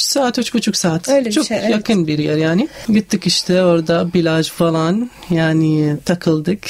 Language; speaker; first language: Turkish; non-native, learner; Arabic